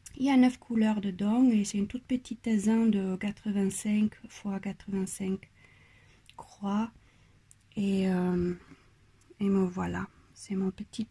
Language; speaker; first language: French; non-native, fluent; German